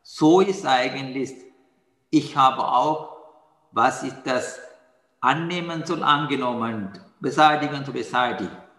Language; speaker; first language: German; non-native, fluent; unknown